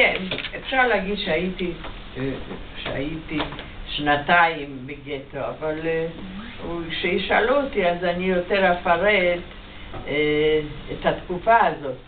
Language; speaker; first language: Hebrew; non-native, fluent; Yiddish